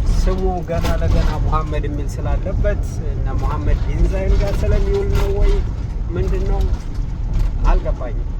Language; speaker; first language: Amharic; native; Amharic